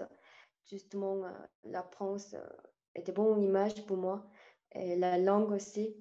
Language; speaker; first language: French; non-native, learner; Korean